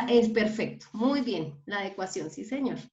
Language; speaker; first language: Spanish; native; Spanish